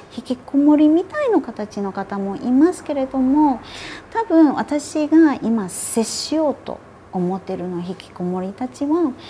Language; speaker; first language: Japanese; non-native, fluent; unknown